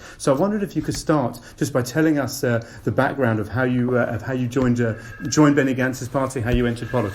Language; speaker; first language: English; native; English